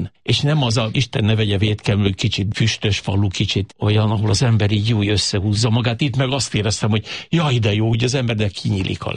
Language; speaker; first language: Hungarian; native; Hungarian